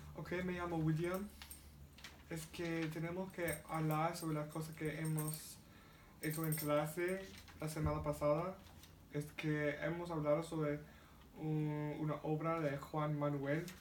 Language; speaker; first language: Spanish; non-native, learner; English